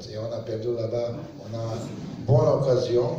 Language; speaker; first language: French; non-native, learner; Serbian